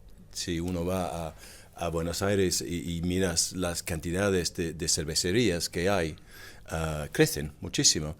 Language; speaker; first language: Spanish; non-native, fluent; English